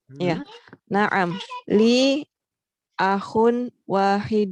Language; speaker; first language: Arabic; non-native, learner; Indonesian